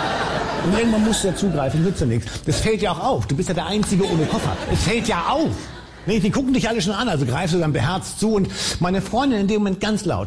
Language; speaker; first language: German; native; German